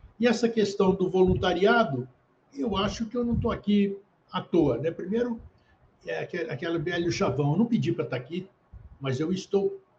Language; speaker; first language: Portuguese; early bilingual, other home language; Greek